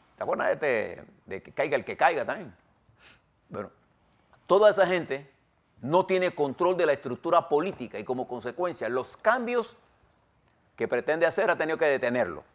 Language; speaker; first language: Spanish; native; Spanish